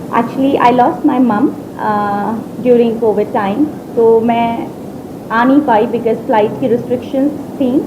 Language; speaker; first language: Hindi; native; Hindi